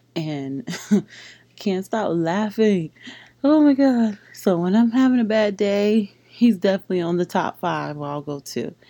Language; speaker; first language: English; native; English